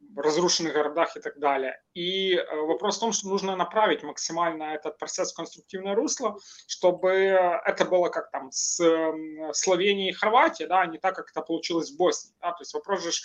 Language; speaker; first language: Russian; non-native, local second language; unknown